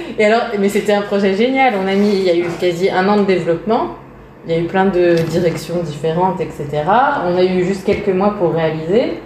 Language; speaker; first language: French; early bilingual, other home language; Hungarian